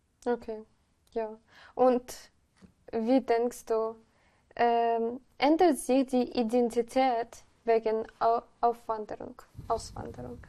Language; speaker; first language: German; non-native, fluent; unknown